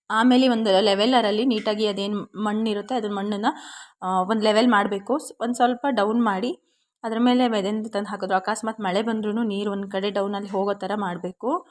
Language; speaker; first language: Kannada; native; Kannada